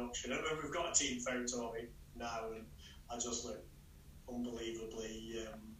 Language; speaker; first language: English; native; English